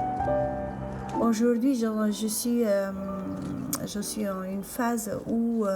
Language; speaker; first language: French; non-native, fluent; Albanian